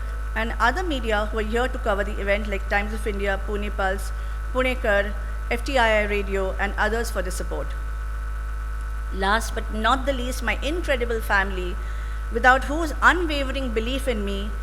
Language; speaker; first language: English; non-native, local second language; Marathi